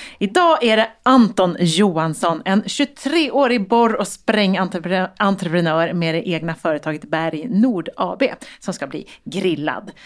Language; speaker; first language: Swedish; native; Swedish